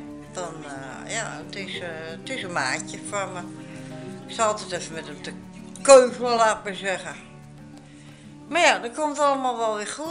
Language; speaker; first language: Dutch; native; Dutch